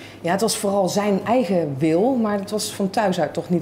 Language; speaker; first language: Dutch; native; Dutch